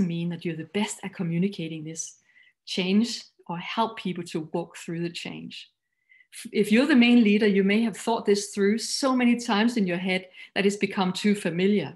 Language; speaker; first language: English; non-native, fluent; Danish